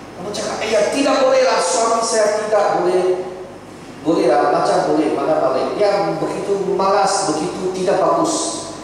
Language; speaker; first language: Malay; non-native, local second language; Chinese